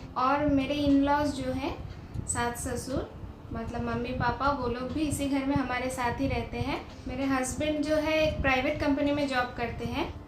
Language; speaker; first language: Hindi; non-native, local second language; Bangla